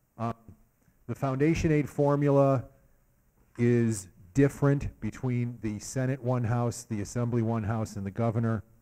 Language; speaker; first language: English; native; English